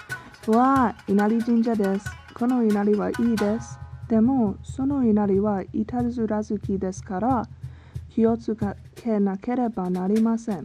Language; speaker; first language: Japanese; non-native, learner; English